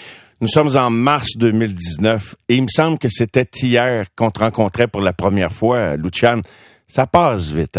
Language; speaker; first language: French; native; French